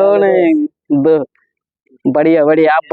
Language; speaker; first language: Hindi; non-native, learner; Bangla